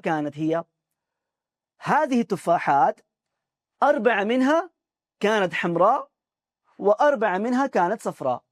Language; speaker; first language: Arabic; non-native, fluent; Urdu